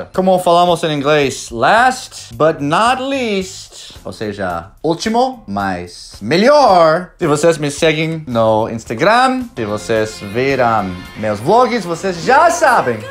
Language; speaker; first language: Portuguese; non-native, fluent; English